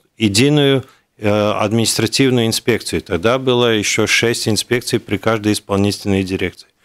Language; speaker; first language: Russian; non-native, local second language; Latvian